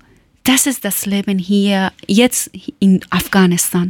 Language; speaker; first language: German; non-native, learner; Persian